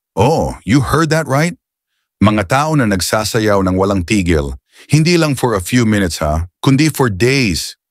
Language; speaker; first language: English; non-native, local second language; Filipino